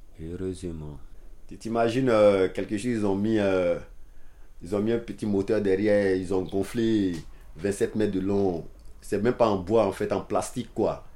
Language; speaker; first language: French; non-native, local second language; Dyula